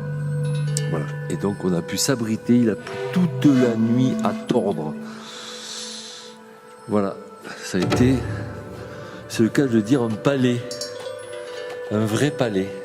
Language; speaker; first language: French; native; French